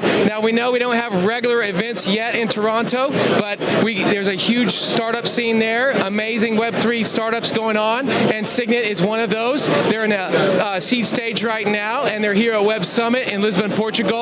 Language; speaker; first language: English; native; English